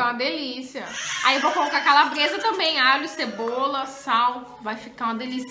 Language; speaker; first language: Portuguese; native; Portuguese